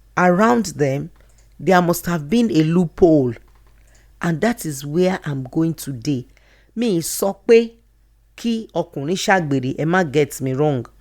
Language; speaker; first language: English; non-native, local second language; Yoruba